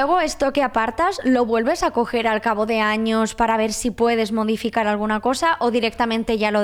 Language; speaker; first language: Spanish; non-native, local second language; Catalan